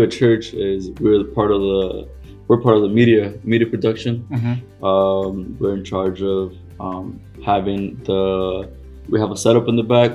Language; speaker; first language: English; early bilingual, other home language; Spanish